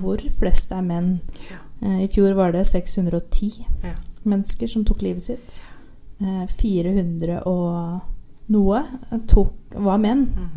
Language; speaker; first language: Norwegian; native; Norwegian